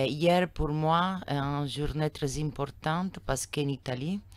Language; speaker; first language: French; non-native, learner; Italian